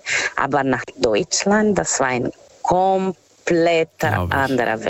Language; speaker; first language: German; non-native, learner; Portuguese